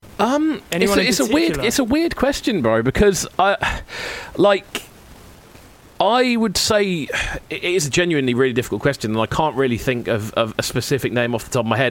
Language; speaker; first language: English; native; English